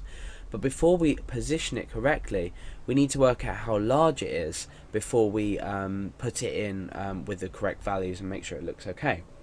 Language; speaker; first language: English; native; English